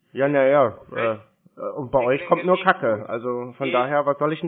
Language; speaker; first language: German; native; German